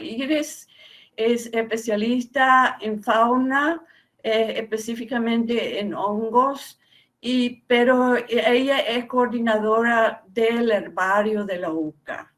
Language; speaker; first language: Spanish; non-native, fluent; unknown